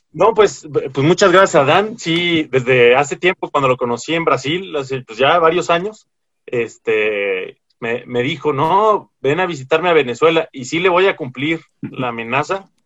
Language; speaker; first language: Spanish; native; Spanish